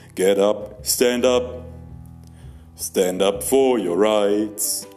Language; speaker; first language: English; non-native, fluent; German